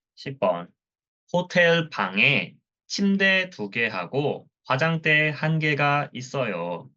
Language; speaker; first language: Korean; non-native, learner; Thai